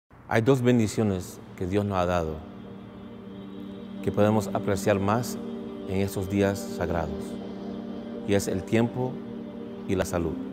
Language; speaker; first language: Spanish; non-native, fluent; English